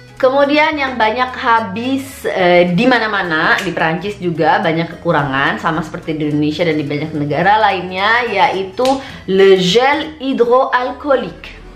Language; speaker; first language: Indonesian; native; Indonesian